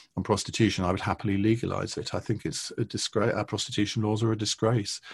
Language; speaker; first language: English; native; English